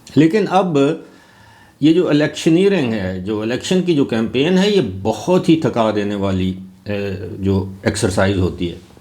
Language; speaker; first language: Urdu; non-native, local second language; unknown